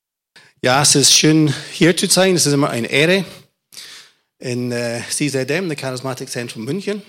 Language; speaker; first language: German; non-native, fluent; English